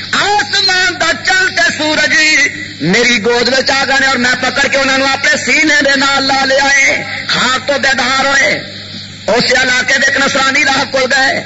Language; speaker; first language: Urdu; non-native, local second language; Punjabi